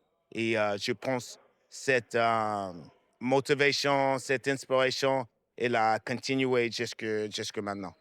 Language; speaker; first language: French; non-native, fluent; English